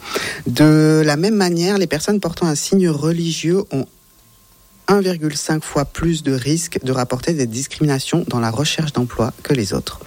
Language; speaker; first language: French; native; French